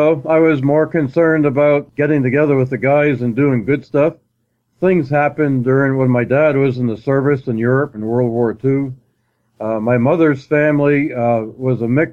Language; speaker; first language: English; native; English